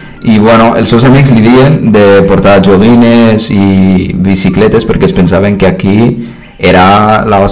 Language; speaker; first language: Catalan; early bilingual, other home language; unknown